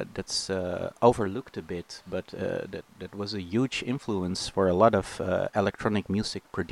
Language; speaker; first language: English; non-native, fluent; Dutch